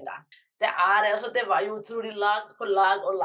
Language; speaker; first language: Norwegian; non-native, fluent; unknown